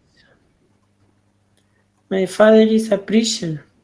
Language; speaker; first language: English; non-native, learner; Spanish